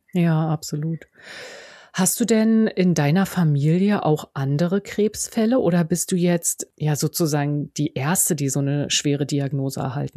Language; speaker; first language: German; native; German